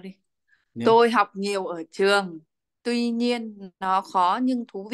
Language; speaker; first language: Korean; non-native, learner; Vietnamese